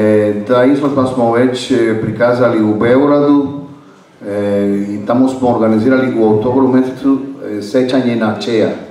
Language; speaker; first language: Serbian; non-native, fluent; Spanish